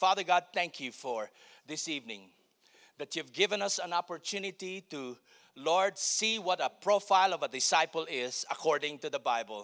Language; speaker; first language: English; non-native, local second language; Filipino